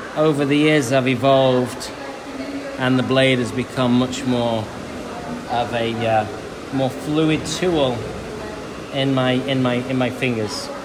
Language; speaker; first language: English; native; English